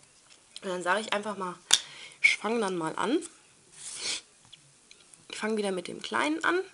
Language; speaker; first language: German; native; German